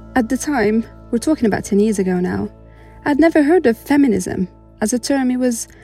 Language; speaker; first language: English; non-native, fluent; Arabic